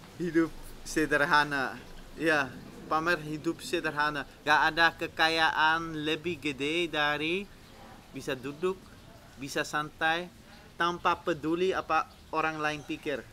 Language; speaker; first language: Indonesian; non-native, fluent; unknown